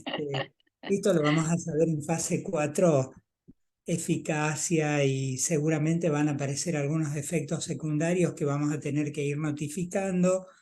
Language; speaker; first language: Spanish; native; Spanish